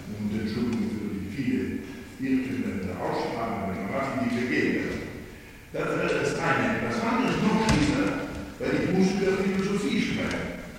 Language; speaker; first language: German; non-native, fluent; Polish